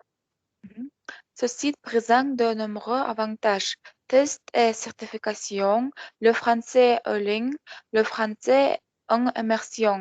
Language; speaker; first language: French; non-native, learner; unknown